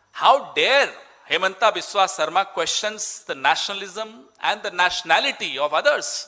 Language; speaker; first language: English; non-native, local second language; Hindi